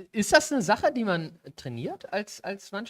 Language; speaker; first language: German; native; German